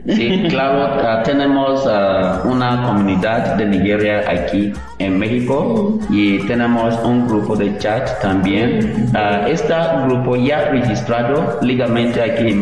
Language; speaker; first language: Spanish; non-native, learner; English